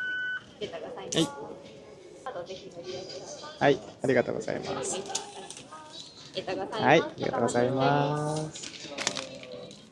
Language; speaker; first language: Japanese; non-native, learner; Mongolian